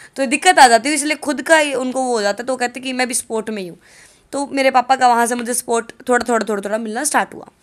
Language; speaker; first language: Hindi; native; Hindi